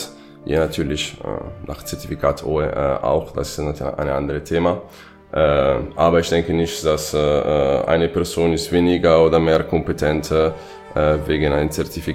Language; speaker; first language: German; non-native, fluent; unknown